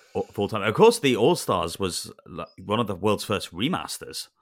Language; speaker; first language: English; native; English